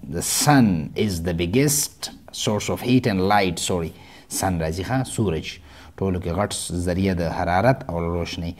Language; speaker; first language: Urdu; non-native, local second language; Pashto